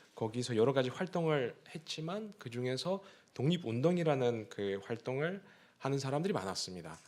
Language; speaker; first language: Korean; non-native, fluent; Russian